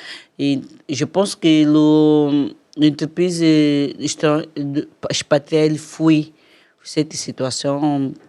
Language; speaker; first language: French; non-native, learner; Portuguese